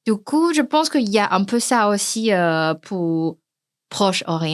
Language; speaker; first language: French; non-native, fluent; Cantonese